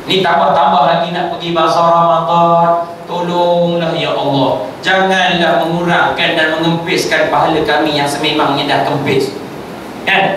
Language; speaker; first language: Malay; native; Malay